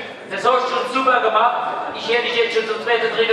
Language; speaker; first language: German; native; German